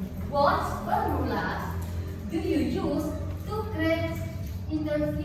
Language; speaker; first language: English; non-native, learner; Indonesian